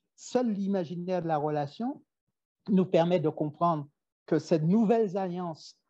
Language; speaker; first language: French; native; French